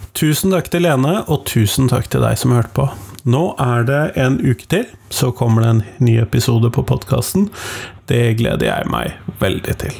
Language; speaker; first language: Norwegian; native; Norwegian